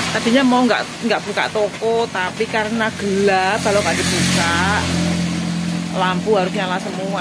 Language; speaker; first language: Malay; non-native, local second language; Javanese